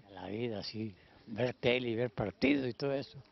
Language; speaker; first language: Spanish; native; Spanish